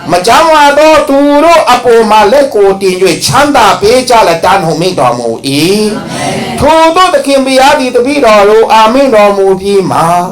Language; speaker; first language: Burmese; non-native, local second language; Hakha Chin